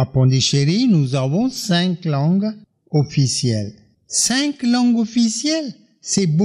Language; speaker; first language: French; non-native, fluent; Tamil